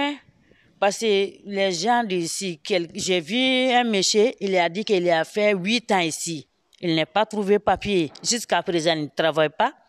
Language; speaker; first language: French; non-native, learner; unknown